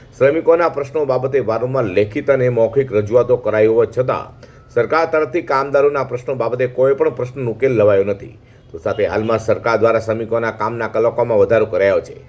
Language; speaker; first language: Gujarati; native; Gujarati